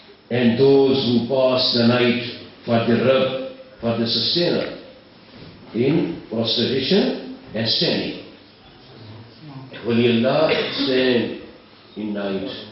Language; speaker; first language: English; non-native, local second language; Punjabi